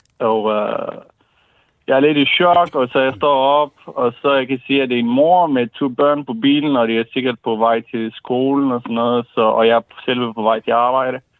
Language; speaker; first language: Danish; non-native, fluent; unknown